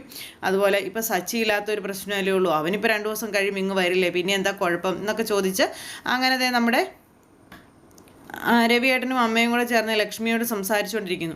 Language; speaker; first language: Malayalam; native; Malayalam